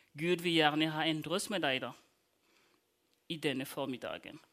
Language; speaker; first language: Norwegian; non-native, fluent; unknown